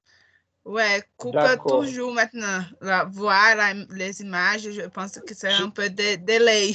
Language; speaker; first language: French; non-native, learner; Portuguese